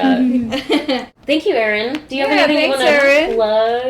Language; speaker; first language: English; native; English